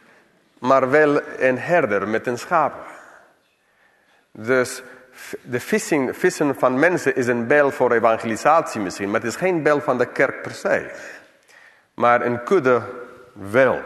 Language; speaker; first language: Dutch; non-native, fluent; English